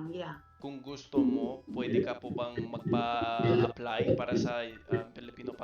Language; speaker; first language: Filipino; non-native, fluent; English